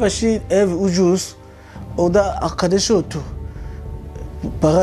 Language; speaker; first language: Turkish; non-native, learner; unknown